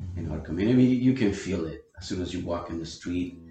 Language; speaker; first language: English; non-native, fluent; Spanish